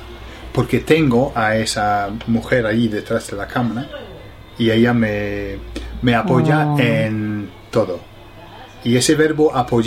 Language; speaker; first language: Spanish; non-native, fluent; English